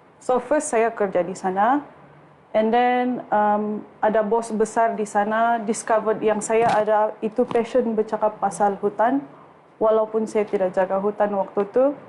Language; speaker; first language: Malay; native; Malay